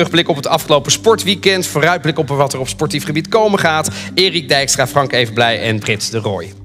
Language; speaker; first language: Dutch; native; Dutch